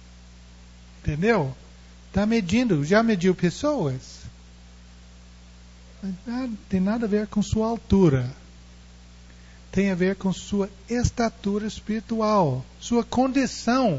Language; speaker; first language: Portuguese; non-native, fluent; English